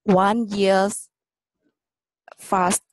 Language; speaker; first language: English; non-native, learner; Vietnamese